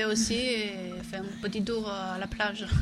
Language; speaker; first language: French; non-native, learner; Chinese